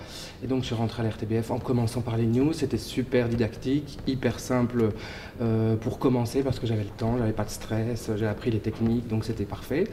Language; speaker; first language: French; native; French